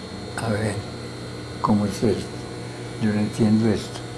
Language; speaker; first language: Spanish; native; Spanish